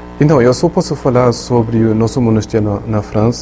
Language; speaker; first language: Portuguese; non-native, learner; German